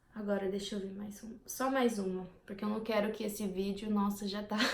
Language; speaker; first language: Portuguese; non-native, fluent; English